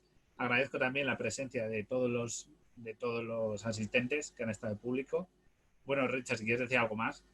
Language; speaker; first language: Spanish; native; Spanish